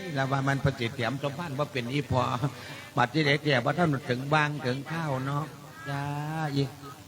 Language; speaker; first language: Thai; native; Thai